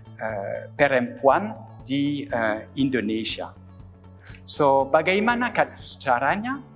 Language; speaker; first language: Indonesian; non-native, learner; French